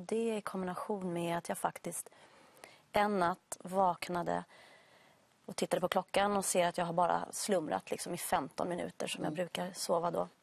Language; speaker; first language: Swedish; native; Swedish